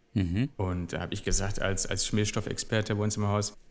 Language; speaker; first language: German; native; German